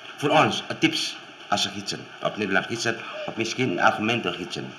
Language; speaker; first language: Dutch; non-native, learner; Indonesian